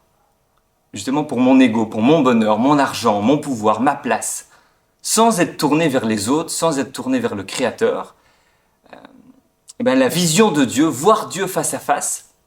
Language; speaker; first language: French; native; French